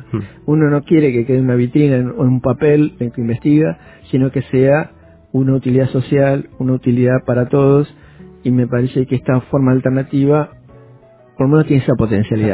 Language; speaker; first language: Spanish; native; Spanish